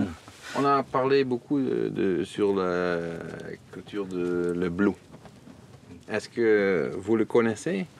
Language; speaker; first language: French; non-native, learner; Dutch